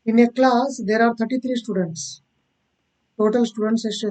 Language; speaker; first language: English; non-native, local second language; Kannada